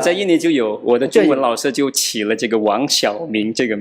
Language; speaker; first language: Chinese; non-native, fluent; Madurese